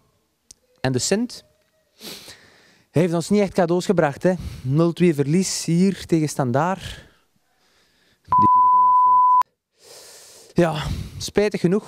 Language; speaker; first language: Dutch; native; Dutch